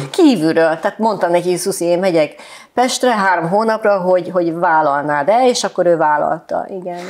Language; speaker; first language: Hungarian; early bilingual, heritage; Hungarian